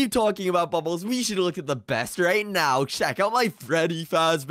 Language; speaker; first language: English; native; English